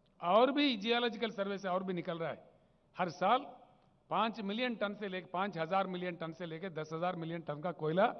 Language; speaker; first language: Hindi; non-native, local second language; Telugu